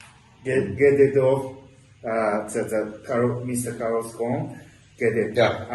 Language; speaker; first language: English; non-native, learner; Japanese